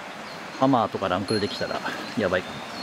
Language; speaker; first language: Japanese; native; Japanese